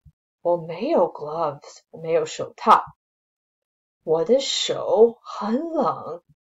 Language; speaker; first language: Chinese; non-native, fluent; English